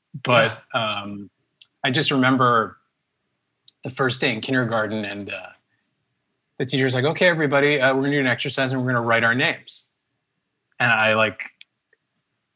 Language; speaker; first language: English; early bilingual, other home language; Spanish